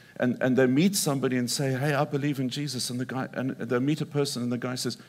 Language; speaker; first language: English; native; English